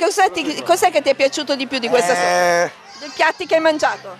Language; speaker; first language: Italian; native; Italian